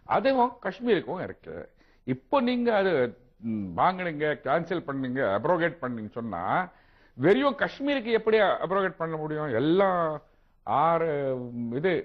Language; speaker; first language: Tamil; non-native, local second language; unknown